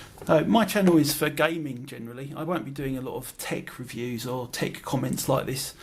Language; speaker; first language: English; native; English